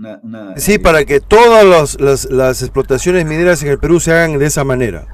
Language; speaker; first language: Spanish; native; Spanish